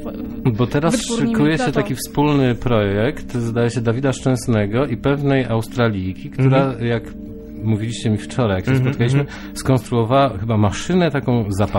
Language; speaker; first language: Polish; native; Polish